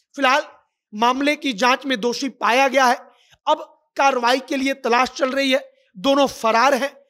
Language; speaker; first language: Hindi; native; Hindi